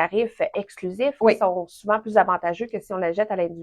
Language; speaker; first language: French; native; French